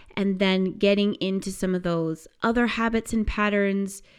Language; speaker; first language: English; native; English